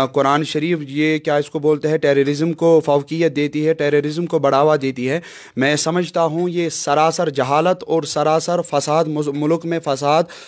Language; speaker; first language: Hindi; non-native, local second language; Kashmiri